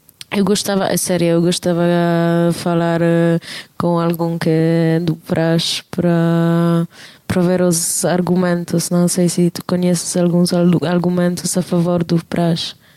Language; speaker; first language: Portuguese; non-native, fluent; Polish